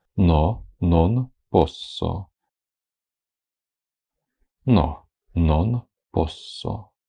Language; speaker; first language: Italian; non-native, fluent; Ukrainian